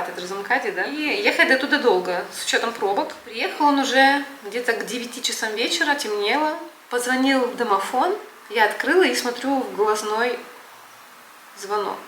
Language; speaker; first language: Russian; native; Russian